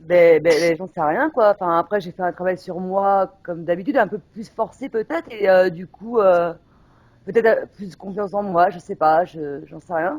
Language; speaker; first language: French; native; French